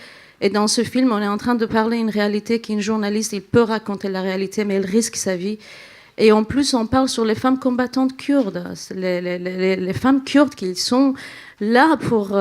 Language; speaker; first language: French; non-native, fluent; Central Kurdish